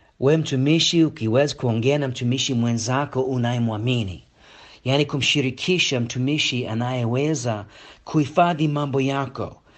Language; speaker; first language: Swahili; non-native, fluent; English